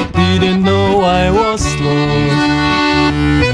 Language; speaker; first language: English; non-native, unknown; Russian